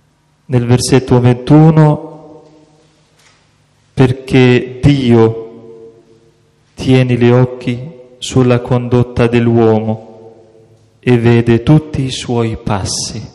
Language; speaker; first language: Italian; non-native, fluent; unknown